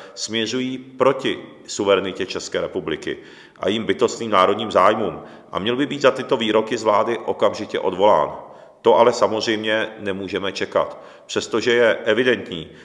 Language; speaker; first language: Czech; non-native, local second language; Japanese